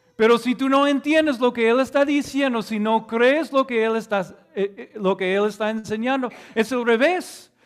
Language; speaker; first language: Spanish; non-native, fluent; English